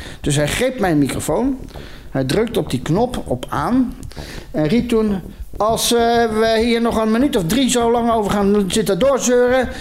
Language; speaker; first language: Dutch; native; Dutch